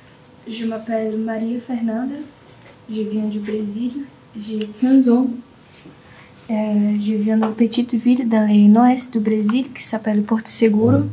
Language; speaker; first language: French; non-native, learner; Portuguese